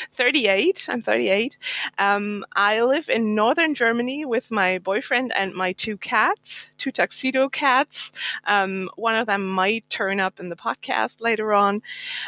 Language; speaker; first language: English; non-native, fluent; German